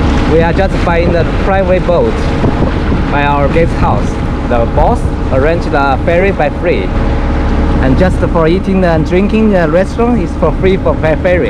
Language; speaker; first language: English; non-native, learner; Chinese